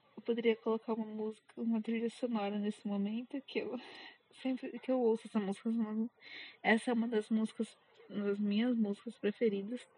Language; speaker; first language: Portuguese; native; Portuguese